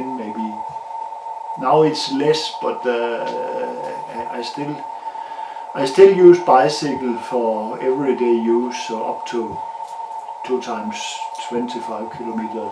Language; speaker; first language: English; non-native, learner; Danish